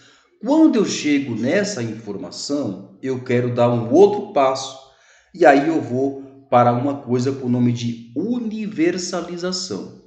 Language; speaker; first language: Portuguese; native; Portuguese